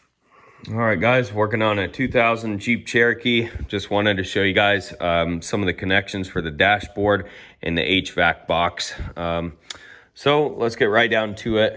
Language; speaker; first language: English; native; English